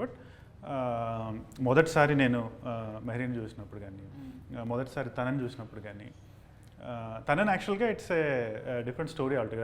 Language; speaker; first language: Telugu; native; Telugu